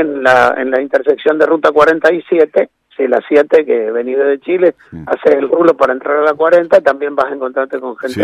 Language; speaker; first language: Spanish; native; Spanish